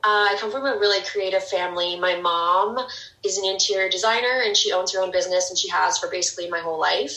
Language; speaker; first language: English; native; English